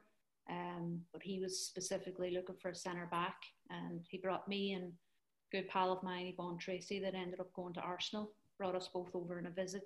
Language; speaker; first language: English; native; English